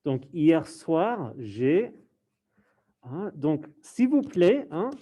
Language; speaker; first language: French; non-native, fluent; English